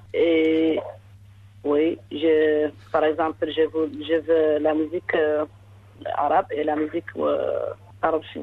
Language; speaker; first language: French; non-native, learner; Arabic